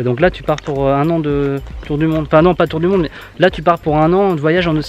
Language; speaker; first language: French; native; French